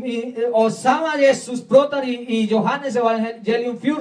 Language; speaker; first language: Swedish; non-native, learner; Spanish